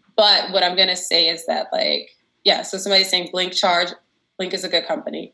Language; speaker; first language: English; native; English